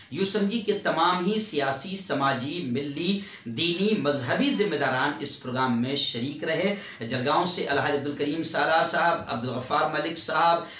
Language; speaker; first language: Urdu; native; Urdu